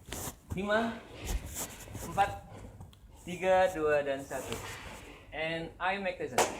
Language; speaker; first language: English; non-native, learner; Indonesian